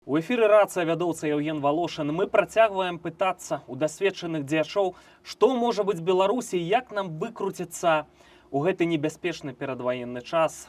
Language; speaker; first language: Belarusian; native; Belarusian